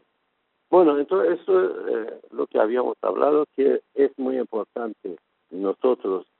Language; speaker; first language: Spanish; non-native, fluent; Persian